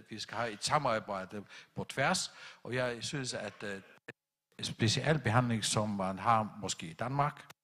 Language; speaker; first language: Danish; non-native, local second language; Faroese